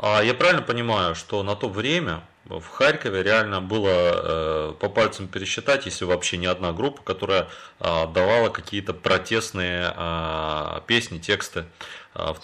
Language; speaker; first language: Russian; native; Russian